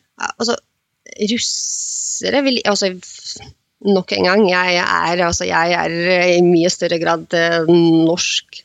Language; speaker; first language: Norwegian; non-native, fluent; Russian